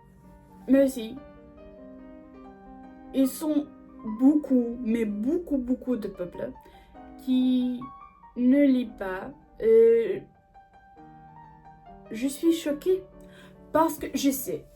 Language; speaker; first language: French; non-native, learner; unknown